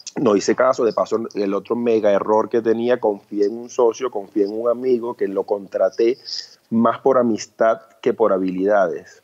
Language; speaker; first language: Spanish; early bilingual, other home language; Chinese